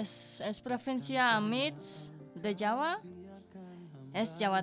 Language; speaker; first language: Catalan; non-native, learner; Indonesian